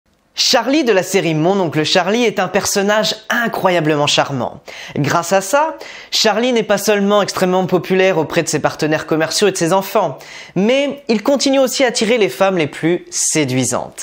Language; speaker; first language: French; native; French